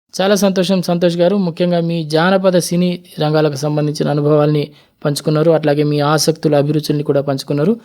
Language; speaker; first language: Telugu; native; Telugu